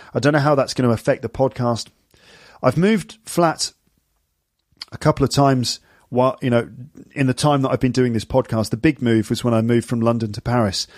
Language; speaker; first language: English; native; English